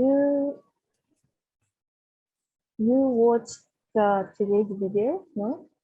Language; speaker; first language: English; non-native, learner; Japanese